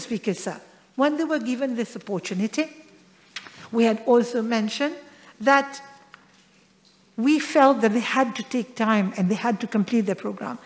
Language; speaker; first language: English; non-native, local second language; Morisyen